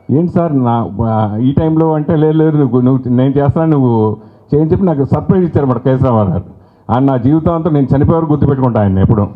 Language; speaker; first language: Telugu; native; Telugu